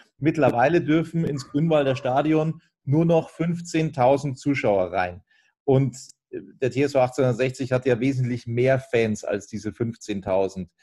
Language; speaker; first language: German; native; German